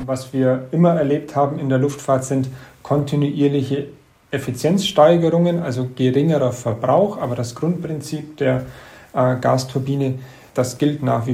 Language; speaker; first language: German; native; German